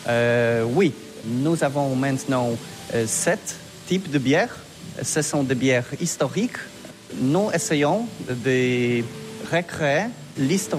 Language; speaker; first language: French; non-native, learner; Polish